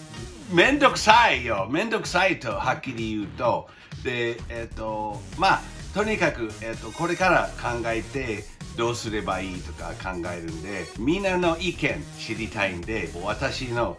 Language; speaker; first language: Japanese; non-native, fluent; English